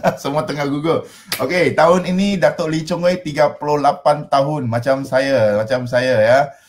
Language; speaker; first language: Malay; non-native, local second language; Min Nan Chinese